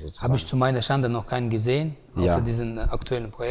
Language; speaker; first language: German; native; German